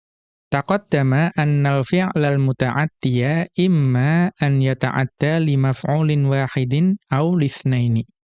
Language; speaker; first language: Arabic; non-native, fluent; Indonesian